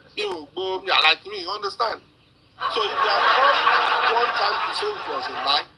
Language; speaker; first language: English; non-native, local second language; Yoruba